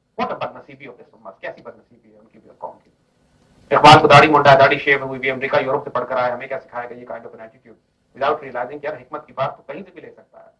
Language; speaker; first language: Urdu; native; Urdu